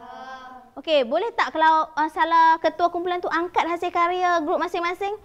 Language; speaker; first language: Malay; native; Malay